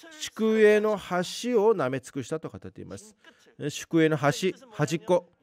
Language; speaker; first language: Japanese; non-native, fluent; Korean